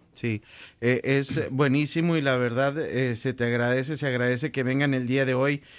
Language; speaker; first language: Spanish; native; Spanish